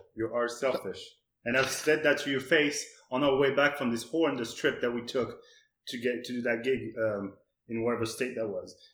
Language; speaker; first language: English; non-native, fluent; French